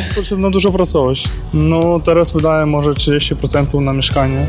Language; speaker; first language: Polish; non-native, learner; Ukrainian